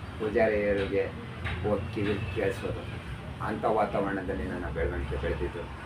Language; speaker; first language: Kannada; non-native, local second language; Urdu